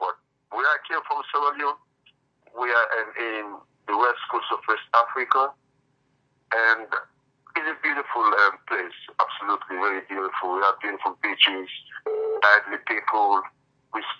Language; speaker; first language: English; non-native, local second language; Krio